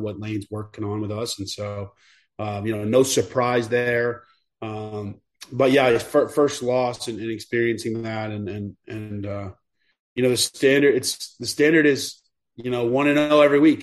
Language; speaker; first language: English; native; English